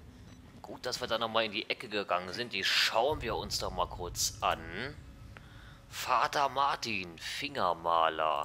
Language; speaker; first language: German; native; German